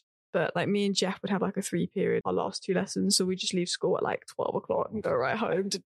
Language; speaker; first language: English; native; English